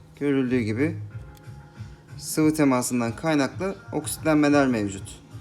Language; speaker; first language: Turkish; native; Turkish